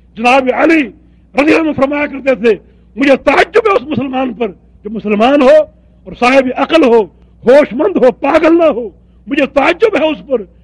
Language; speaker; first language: Urdu; native; Urdu